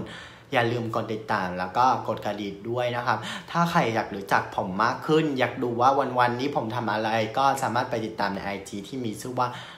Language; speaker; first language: Thai; non-native, fluent; Vietnamese